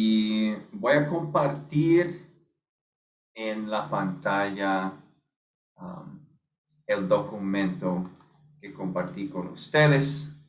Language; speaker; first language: Spanish; non-native, fluent; English